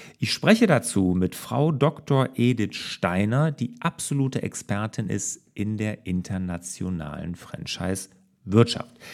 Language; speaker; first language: German; native; German